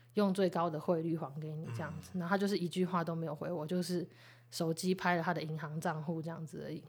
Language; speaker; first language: Chinese; native; Chinese